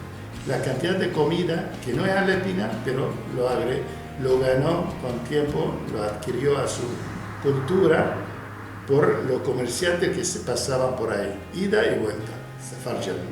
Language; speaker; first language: Spanish; non-native, fluent; Arabic